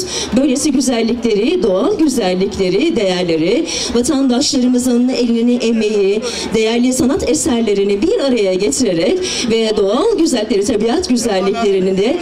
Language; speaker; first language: Turkish; native; Turkish